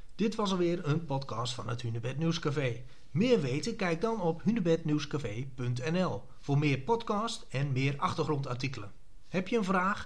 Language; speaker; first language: Dutch; native; Dutch